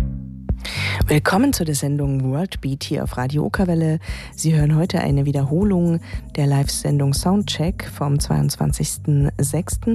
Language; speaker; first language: German; native; German